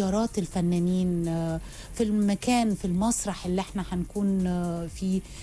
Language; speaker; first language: Arabic; native; Arabic